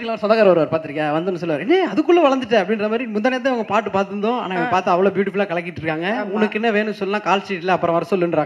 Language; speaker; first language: Tamil; native; Tamil